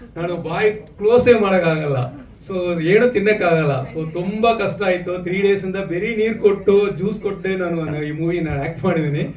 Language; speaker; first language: Kannada; native; Kannada